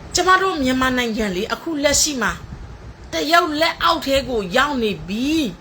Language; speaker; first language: Burmese; non-native, local second language; Karen languages